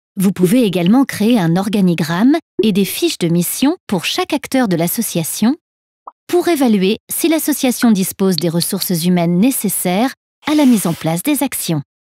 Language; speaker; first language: French; native; French